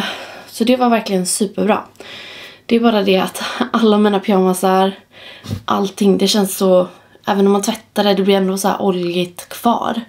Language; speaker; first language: Swedish; native; Swedish